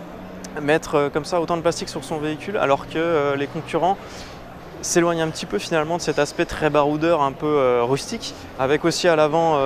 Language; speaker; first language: French; native; French